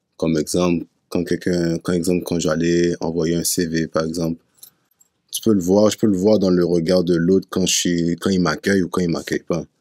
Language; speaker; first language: French; early bilingual, other home language; Haitian Creole